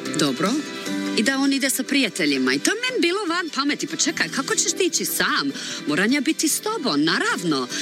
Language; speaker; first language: Croatian; early bilingual, heritage; Croatian